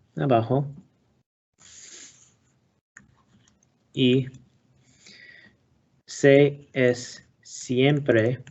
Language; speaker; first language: Spanish; non-native, learner; English